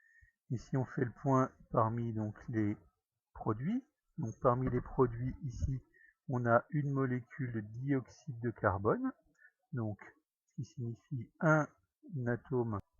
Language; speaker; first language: French; native; French